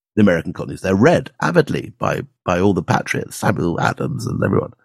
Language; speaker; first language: English; native; English